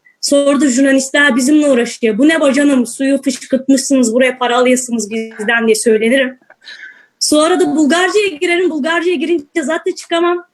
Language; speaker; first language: Turkish; native; Turkish